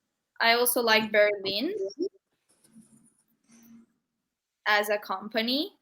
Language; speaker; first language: English; non-native, fluent; Turkish